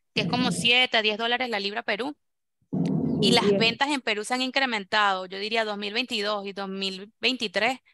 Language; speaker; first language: Spanish; native; Spanish